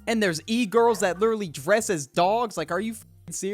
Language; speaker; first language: English; native; English